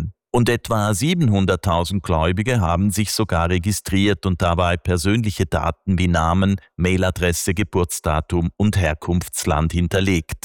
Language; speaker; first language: German; native; German